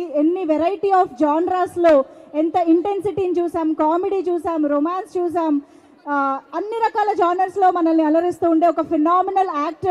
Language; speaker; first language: Telugu; native; Telugu